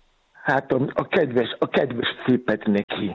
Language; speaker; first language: Hungarian; non-native, fluent; Yoruba